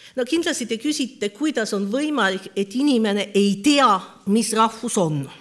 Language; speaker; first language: Estonian; non-native, fluent; French